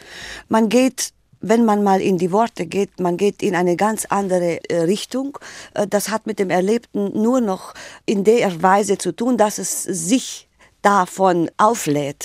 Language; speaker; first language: German; native; German